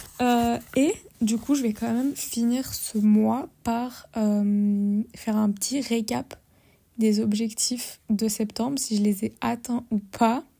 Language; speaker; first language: French; native; French